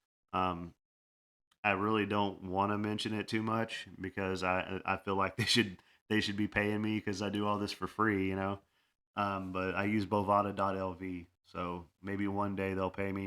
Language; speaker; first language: English; native; English